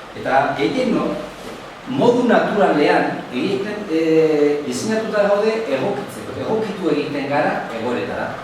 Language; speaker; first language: Basque; native; Basque